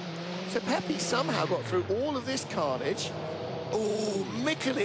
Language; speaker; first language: English; native; English